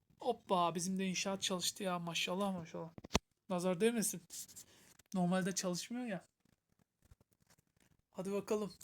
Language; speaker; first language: Turkish; native; Turkish